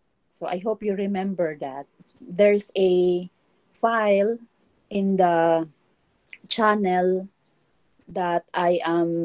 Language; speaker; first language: English; non-native, local second language; Filipino